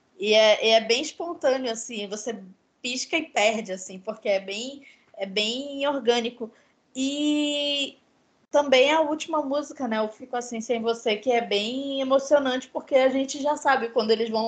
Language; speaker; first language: Portuguese; native; Portuguese